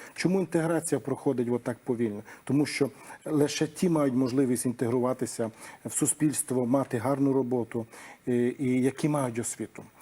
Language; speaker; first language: Ukrainian; non-native, local second language; Romany